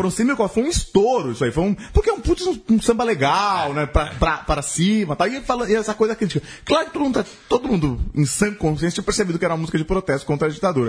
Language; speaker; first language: Portuguese; native; Portuguese